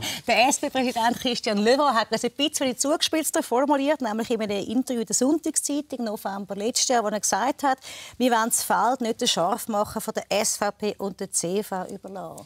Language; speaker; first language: German; native; German